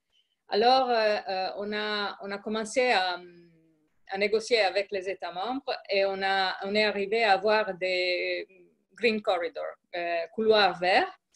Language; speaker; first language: French; non-native, fluent; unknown